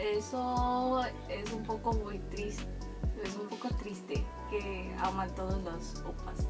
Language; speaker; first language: Spanish; non-native, fluent; Korean